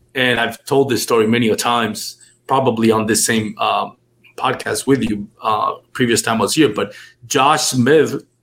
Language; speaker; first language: English; non-native, fluent; Spanish